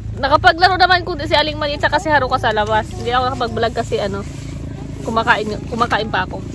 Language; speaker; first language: Filipino; native; Filipino